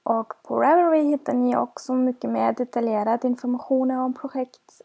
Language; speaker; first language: Swedish; non-native, fluent; German